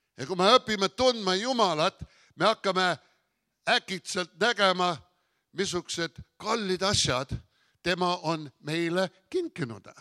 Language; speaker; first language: Estonian; early bilingual, heritage; Estonian